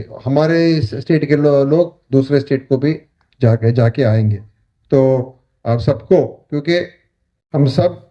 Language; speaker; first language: Hindi; non-native, local second language; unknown